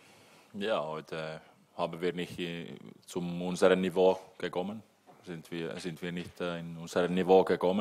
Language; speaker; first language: German; non-native, fluent; Finnish